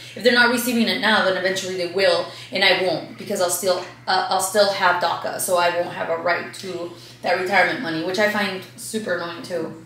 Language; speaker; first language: English; early bilingual, other home language; Spanish